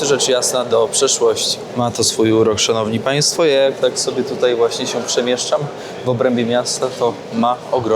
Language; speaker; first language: Polish; native; Polish